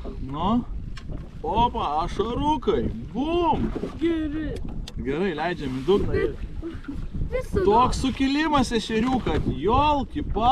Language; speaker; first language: Lithuanian; native; Lithuanian